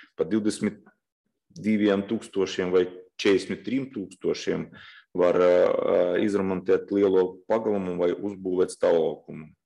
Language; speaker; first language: Latvian; non-native, local second language; Russian